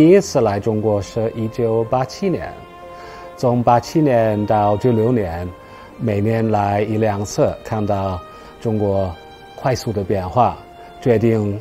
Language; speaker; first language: Chinese; non-native, fluent; English